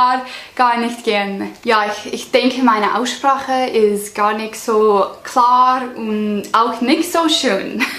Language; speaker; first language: German; non-native, learner; English